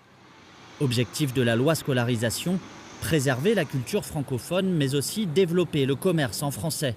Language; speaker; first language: French; native; French